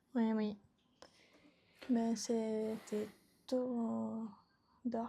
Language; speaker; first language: French; non-native, learner; Japanese